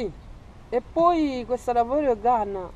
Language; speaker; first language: Italian; non-native, fluent; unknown